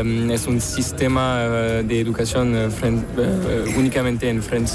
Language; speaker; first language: Spanish; non-native, learner; French